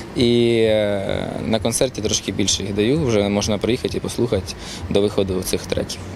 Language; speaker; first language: Ukrainian; non-native, local second language; Russian